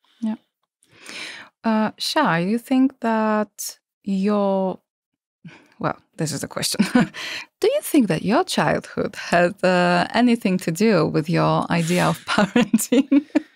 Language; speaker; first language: English; non-native, fluent; Polish